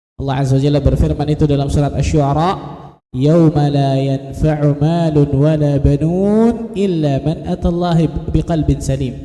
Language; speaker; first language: Indonesian; native; Indonesian